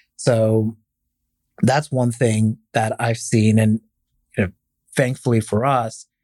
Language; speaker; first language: English; non-native, fluent; Arabic